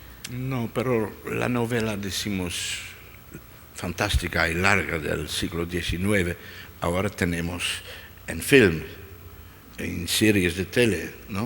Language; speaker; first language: Spanish; non-native, fluent; Dutch